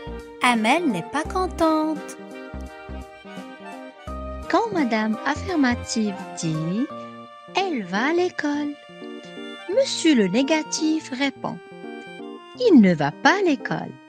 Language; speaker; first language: French; non-native, local second language; Arabic